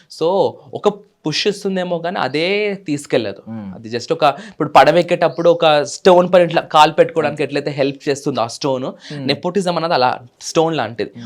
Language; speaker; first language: Telugu; native; Telugu